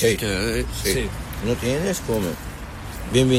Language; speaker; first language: Spanish; non-native, learner; Arabic